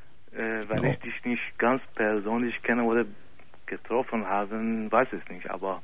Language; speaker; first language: German; non-native, fluent; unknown